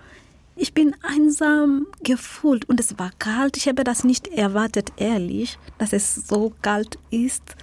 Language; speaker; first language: German; non-native, learner; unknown